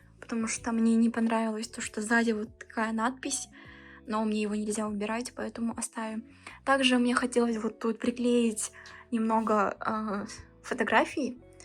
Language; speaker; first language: Russian; early bilingual, heritage; Russian